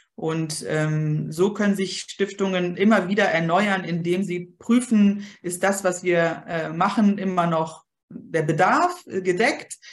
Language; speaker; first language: German; early bilingual, other home language; Polish